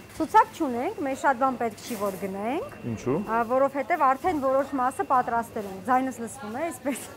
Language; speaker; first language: Armenian; native; Armenian